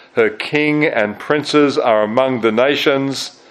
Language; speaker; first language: English; native; English